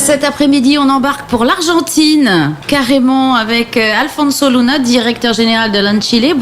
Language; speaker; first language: French; native; French